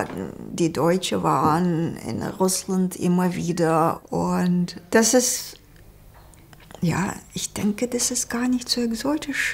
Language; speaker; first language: German; non-native, fluent; Russian